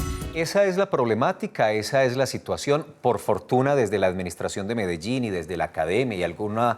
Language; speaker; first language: Spanish; native; Spanish